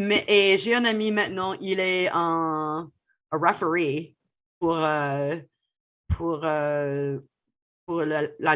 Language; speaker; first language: French; non-native, fluent; English